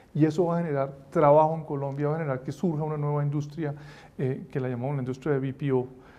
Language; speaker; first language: Spanish; native; Spanish